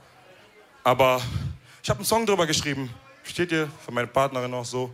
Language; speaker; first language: German; early bilingual, other home language; Wolof